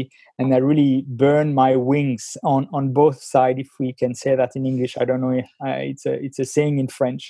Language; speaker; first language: English; non-native, fluent; French